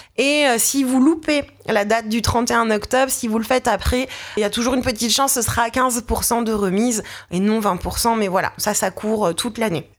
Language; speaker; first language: French; native; French